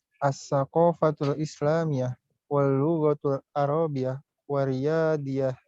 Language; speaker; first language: Arabic; non-native, learner; Indonesian